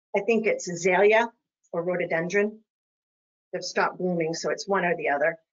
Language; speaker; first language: English; native; English